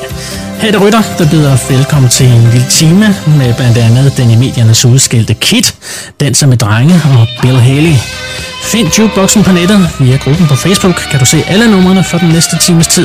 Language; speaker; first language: Danish; native; Danish